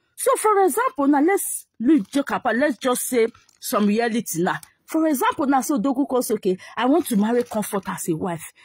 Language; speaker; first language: Nigerian Pidgin; non-native, local second language; Igbo